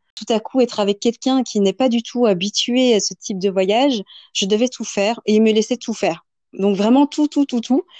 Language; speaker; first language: French; early bilingual, other home language; Vietnamese